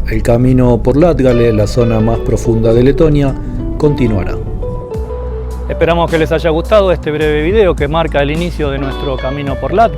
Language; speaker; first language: Spanish; native; Spanish